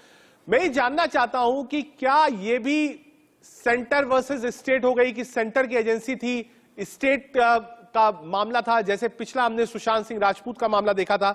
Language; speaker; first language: Hindi; native; Hindi